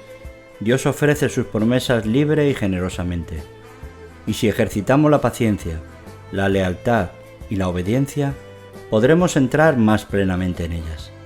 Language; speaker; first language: Spanish; native; Spanish